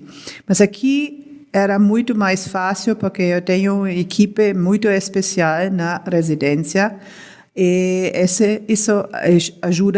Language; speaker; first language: Portuguese; non-native, learner; German